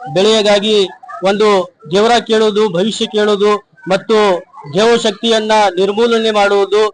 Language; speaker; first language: Kannada; native; Kannada